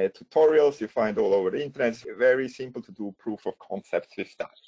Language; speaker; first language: English; non-native, fluent; German